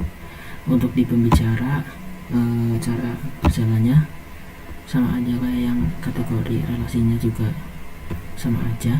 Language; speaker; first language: Indonesian; native; Indonesian